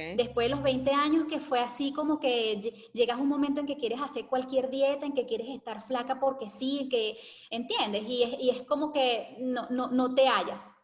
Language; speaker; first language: Spanish; native; Spanish